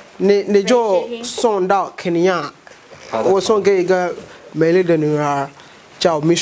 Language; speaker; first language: Chinese; non-native, fluent; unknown